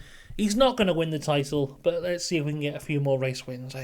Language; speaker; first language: English; native; English